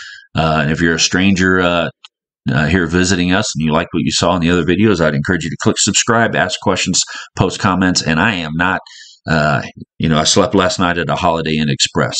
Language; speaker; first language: English; native; English